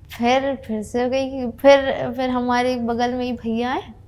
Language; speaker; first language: Hindi; native; Hindi